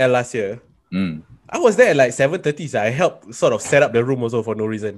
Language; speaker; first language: English; non-native, local second language; Malay